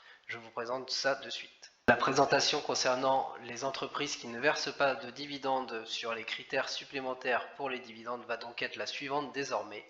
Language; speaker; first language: French; native; French